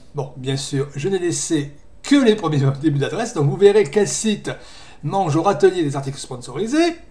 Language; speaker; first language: French; native; French